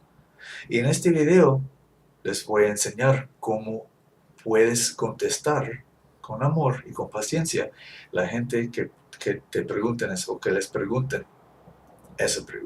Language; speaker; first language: Spanish; non-native, fluent; English